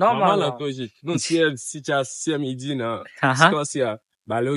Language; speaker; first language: Russian; non-native, learner; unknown